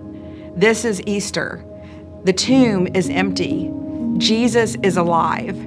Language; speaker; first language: English; native; English